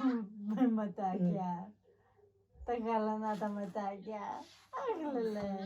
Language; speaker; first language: Greek; early bilingual, heritage; English